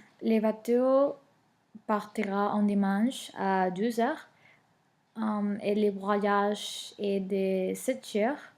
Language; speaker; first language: French; non-native, learner; Spanish